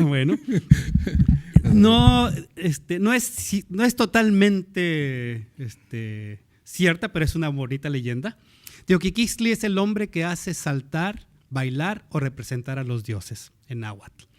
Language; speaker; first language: Spanish; native; Spanish